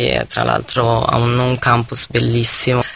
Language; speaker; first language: Italian; non-native, fluent; Arabic